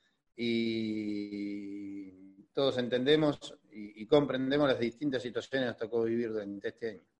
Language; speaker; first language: Spanish; native; Spanish